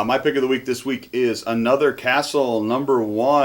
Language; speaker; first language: English; native; English